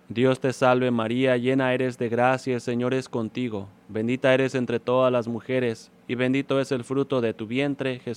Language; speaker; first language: Spanish; native; Spanish